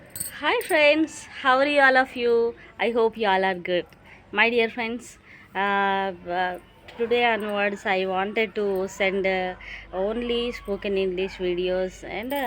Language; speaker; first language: English; non-native, local second language; Telugu